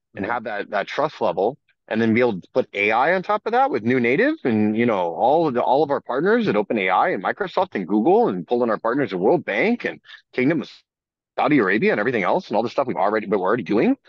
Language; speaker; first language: English; native; English